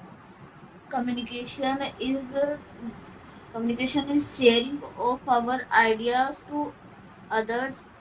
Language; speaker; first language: English; non-native, learner; Hindi